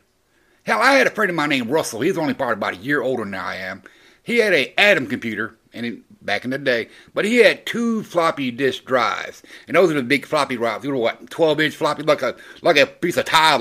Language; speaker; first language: English; native; English